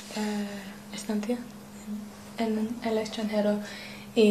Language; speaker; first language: Spanish; non-native, learner; English